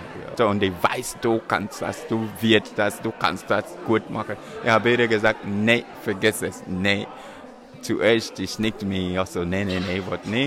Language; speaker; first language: German; non-native, learner; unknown